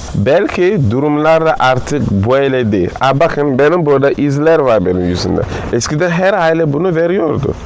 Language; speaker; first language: Turkish; non-native, learner; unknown